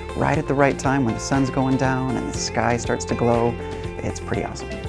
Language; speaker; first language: English; native; English